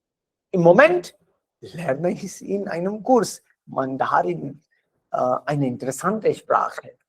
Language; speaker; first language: German; non-native, fluent; Hindi